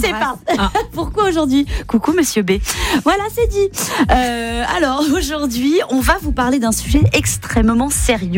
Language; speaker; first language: French; native; French